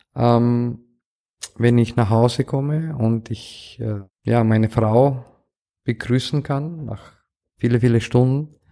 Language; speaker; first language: German; non-native, fluent; Romanian